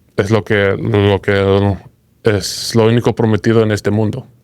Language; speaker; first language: Spanish; early bilingual, heritage; Spanish